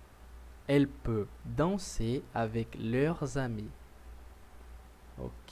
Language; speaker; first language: French; non-native, learner; Portuguese